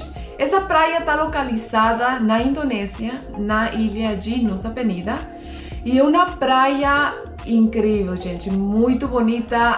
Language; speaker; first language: Portuguese; non-native, fluent; Spanish